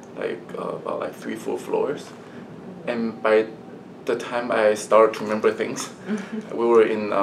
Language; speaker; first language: English; early bilingual, other home language; Chinese